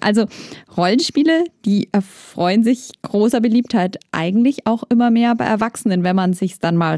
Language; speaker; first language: German; native; German